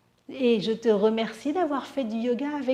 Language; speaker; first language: French; native; French